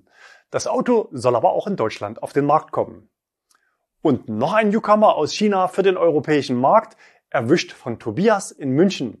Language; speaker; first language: German; native; German